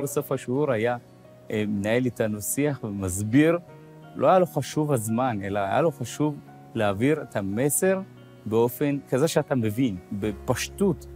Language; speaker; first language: Hebrew; early bilingual, other home language; Amharic